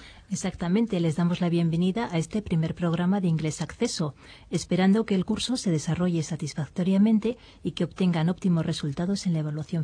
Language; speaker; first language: Spanish; native; Spanish